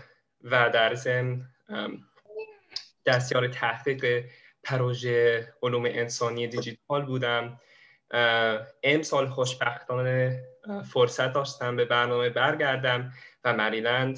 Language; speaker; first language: Persian; non-native, fluent; English